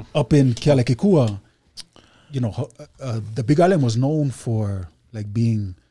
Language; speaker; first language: English; early bilingual, other home language; Hindi